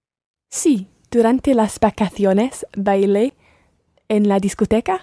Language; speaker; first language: Spanish; non-native, learner; English